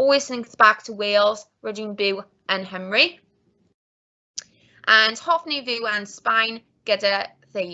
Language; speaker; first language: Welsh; non-native, local second language; English